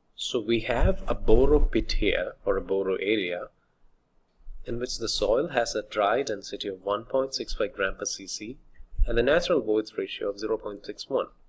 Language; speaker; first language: English; non-native, local second language; Malayalam